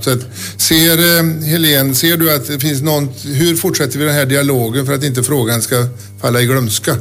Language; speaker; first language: Swedish; native; Swedish